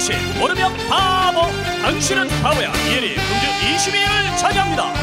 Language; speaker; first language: Korean; native; Korean